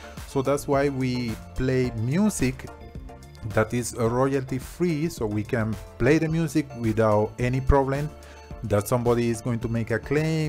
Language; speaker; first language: English; non-native, fluent; Spanish